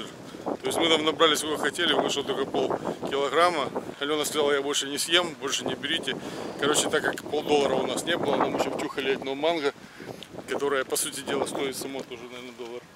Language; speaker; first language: Russian; native; Russian